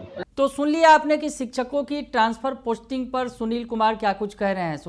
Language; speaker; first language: Hindi; native; Hindi